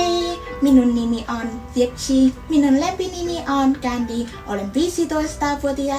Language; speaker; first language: Finnish; non-native, learner; Vietnamese